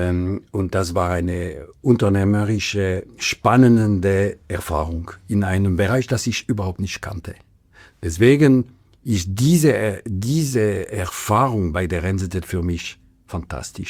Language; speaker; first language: German; non-native, local second language; French